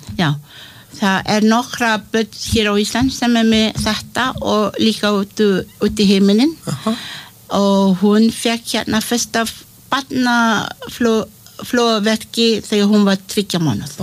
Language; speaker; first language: Icelandic; non-native, learner; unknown